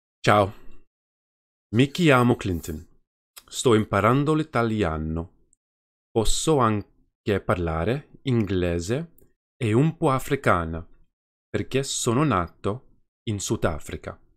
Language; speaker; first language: Italian; non-native, learner; Afrikaans